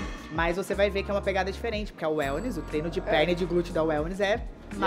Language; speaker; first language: Portuguese; native; Portuguese